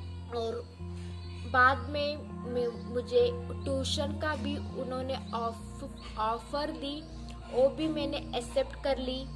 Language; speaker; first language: Hindi; non-native, local second language; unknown